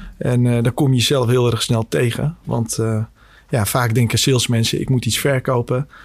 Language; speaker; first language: Dutch; early bilingual, other home language; Albanian